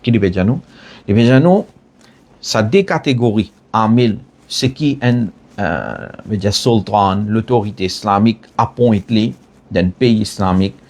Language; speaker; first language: French; non-native, learner; Morisyen